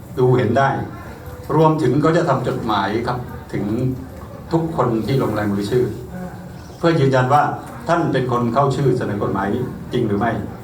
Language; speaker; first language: Thai; native; Thai